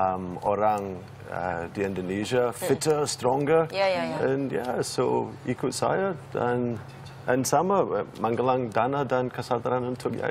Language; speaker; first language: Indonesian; non-native, learner; English